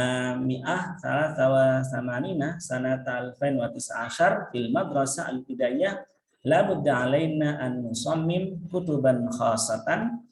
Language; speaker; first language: Arabic; non-native, fluent; Indonesian